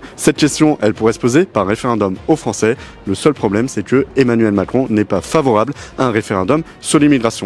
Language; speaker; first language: French; native; French